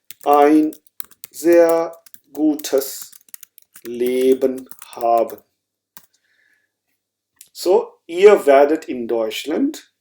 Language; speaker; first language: German; non-native, fluent; Urdu